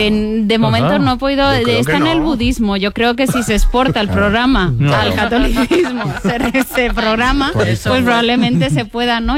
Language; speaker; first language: Spanish; native; Spanish